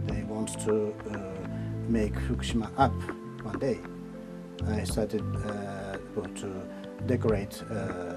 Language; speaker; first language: English; non-native, fluent; Japanese